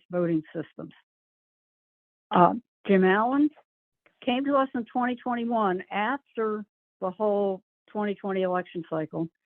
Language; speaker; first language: English; native; English